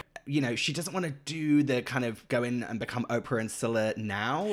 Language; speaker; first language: English; native; English